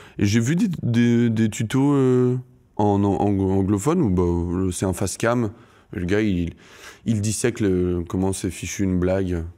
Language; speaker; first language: French; native; French